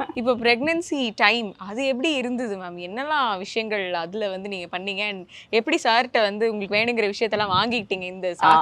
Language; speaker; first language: Tamil; native; Tamil